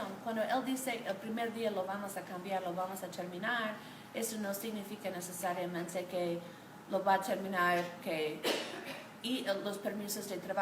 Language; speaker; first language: Spanish; non-native, fluent; English